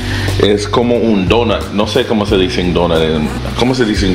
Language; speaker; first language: Spanish; non-native, learner; English